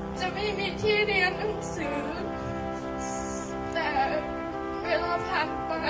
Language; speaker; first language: Thai; non-native, local second language; Hmong